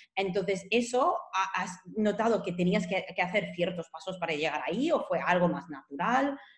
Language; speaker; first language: Spanish; non-native, fluent; English